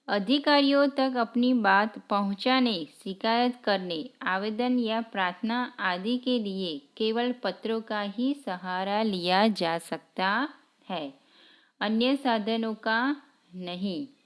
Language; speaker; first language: Hindi; non-native, local second language; Gujarati